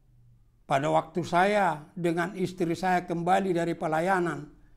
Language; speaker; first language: Indonesian; non-native, local second language; Batak Toba